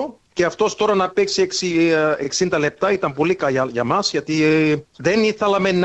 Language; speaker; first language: Greek; early bilingual, heritage; Greek